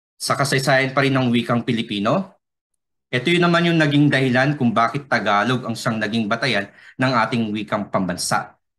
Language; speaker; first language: Filipino; non-native, local second language; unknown